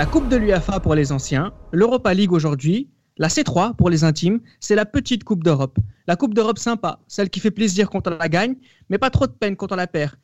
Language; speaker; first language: French; native; French